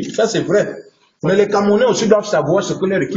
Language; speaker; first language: French; native; French